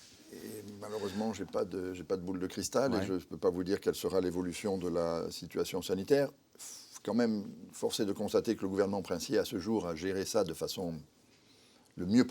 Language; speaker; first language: French; native; French